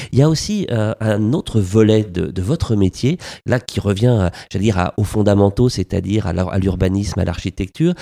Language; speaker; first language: French; native; French